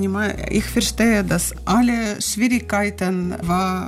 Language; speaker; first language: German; non-native, learner; Russian